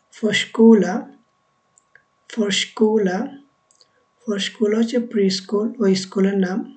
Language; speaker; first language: Bangla; native; Bangla